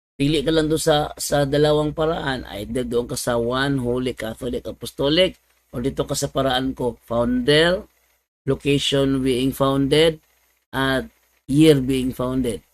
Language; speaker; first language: Filipino; non-native, local second language; Cebuano